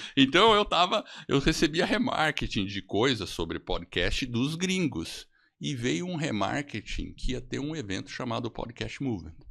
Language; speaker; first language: Portuguese; native; Portuguese